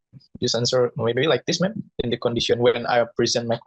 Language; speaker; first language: English; non-native, learner; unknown